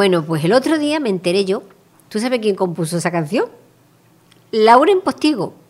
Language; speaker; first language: Spanish; native; Spanish